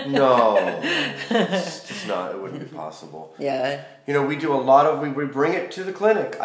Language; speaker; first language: English; native; English